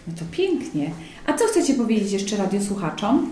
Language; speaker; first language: Polish; native; Polish